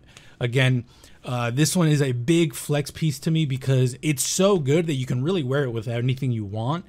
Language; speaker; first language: English; native; English